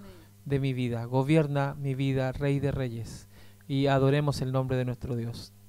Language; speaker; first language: Spanish; native; Spanish